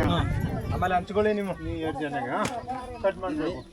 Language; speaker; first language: Kannada; non-native, local second language; Tibetan